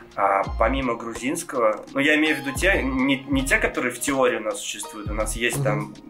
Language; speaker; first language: Russian; non-native, local second language; Georgian